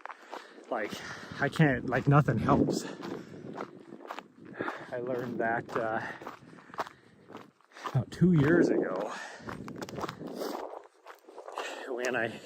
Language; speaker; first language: English; native; English